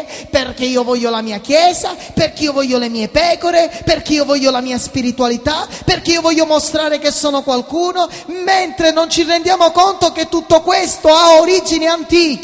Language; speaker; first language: Italian; native; Italian